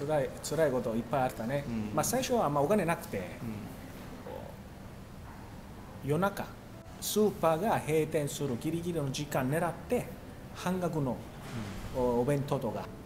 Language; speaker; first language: Japanese; non-native, fluent; Italian